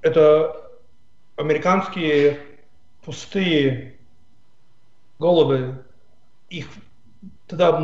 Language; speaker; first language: Russian; non-native, fluent; English